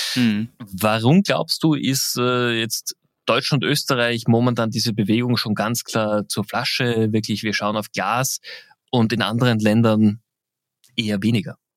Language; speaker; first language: German; native; German